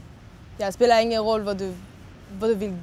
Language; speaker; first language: Swedish; non-native, learner; French